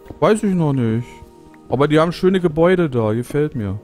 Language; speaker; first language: German; native; German